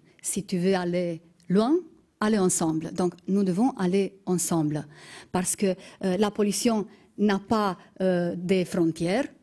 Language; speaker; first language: French; non-native, fluent; Romanian